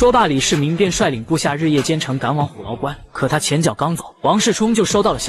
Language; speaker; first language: Chinese; native; Chinese